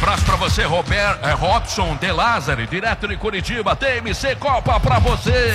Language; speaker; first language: Portuguese; native; Portuguese